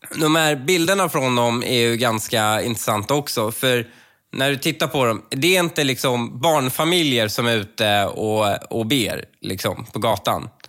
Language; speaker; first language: Swedish; early bilingual, other home language; Persian